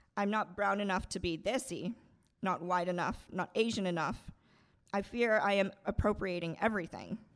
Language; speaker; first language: English; non-native, local second language; Bangla